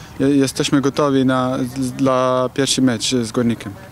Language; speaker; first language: Polish; non-native, learner; Slovenian